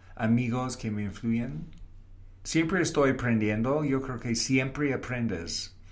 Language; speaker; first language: Spanish; non-native, fluent; English